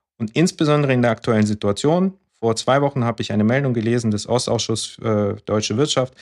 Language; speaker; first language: German; early bilingual, other home language; Russian